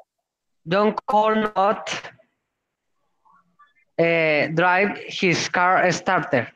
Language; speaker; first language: English; non-native, learner; Spanish